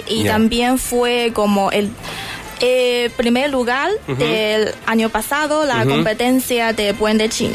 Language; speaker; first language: Spanish; non-native, learner; Chinese